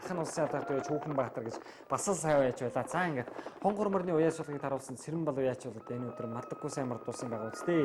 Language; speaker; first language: Mongolian; native; Mongolian